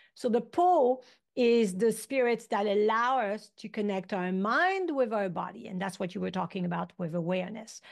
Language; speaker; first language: English; non-native, fluent; French